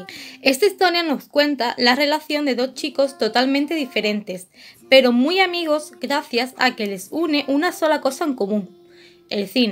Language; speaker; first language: Spanish; native; Spanish